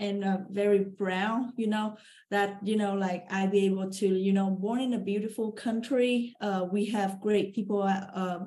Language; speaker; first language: English; non-native, fluent; Vietnamese